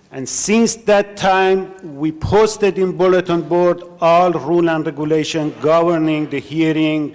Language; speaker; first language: English; non-native, learner; Persian